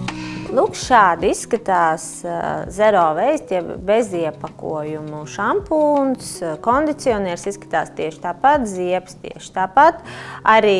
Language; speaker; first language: Latvian; native; Latvian